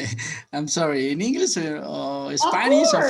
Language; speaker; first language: English; non-native, learner; Spanish